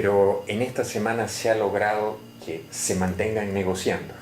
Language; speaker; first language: Spanish; native; Spanish